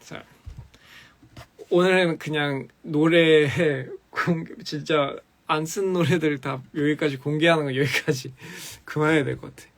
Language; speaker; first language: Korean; early bilingual, heritage; English